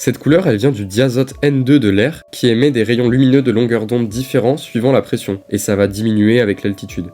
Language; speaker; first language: French; native; French